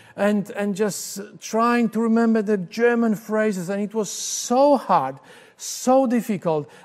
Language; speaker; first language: English; non-native, fluent; Polish